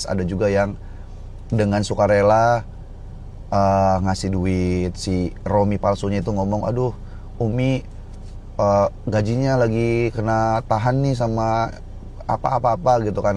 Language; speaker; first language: Indonesian; native; Indonesian